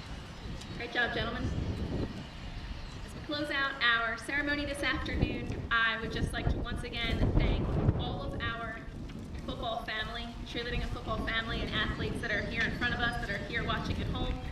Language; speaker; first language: English; native; English